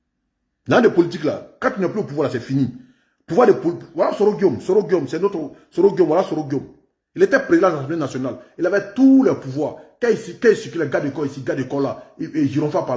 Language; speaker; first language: French; native; French